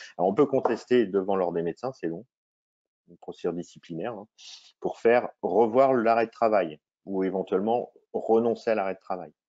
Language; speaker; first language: French; native; French